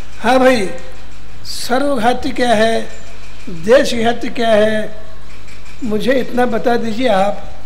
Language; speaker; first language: Hindi; non-native, local second language; Kannada